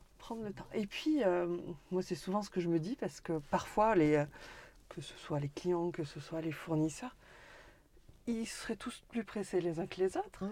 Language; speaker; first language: French; native; French